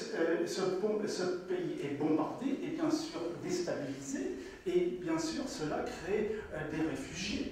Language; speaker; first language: French; native; French